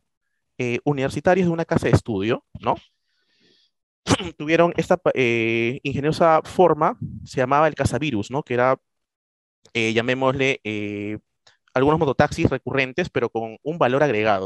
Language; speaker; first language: Spanish; native; Spanish